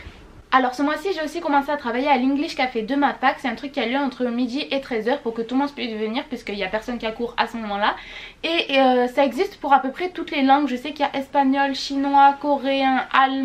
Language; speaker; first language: French; native; French